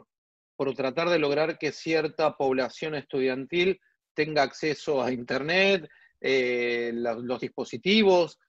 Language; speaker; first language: Spanish; native; Spanish